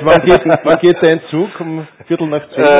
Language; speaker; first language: German; native; German